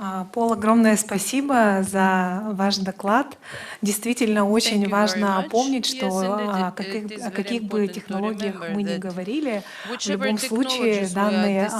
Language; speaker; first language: Russian; native; Russian